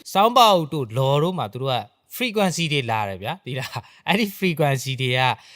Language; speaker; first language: Burmese; native; Burmese